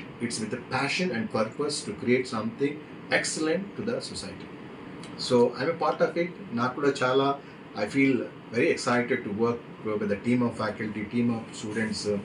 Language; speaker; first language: English; non-native, local second language; Telugu